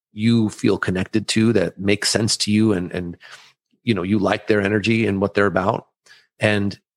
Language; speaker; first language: English; early bilingual, other home language; German